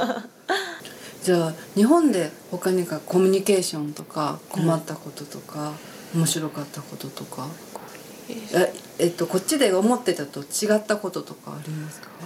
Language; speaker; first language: Japanese; native; Japanese